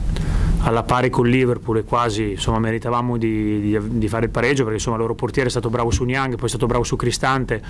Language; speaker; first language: Italian; native; Italian